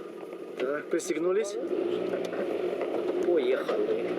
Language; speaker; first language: Russian; native; Russian